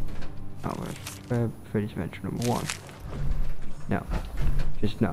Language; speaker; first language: English; native; English